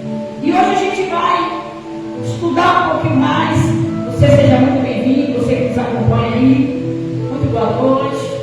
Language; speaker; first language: Portuguese; native; Portuguese